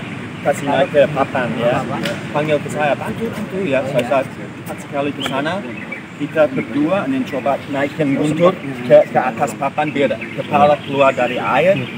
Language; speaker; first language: Indonesian; non-native, learner; English